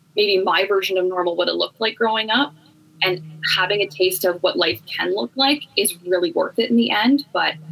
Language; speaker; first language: English; native; English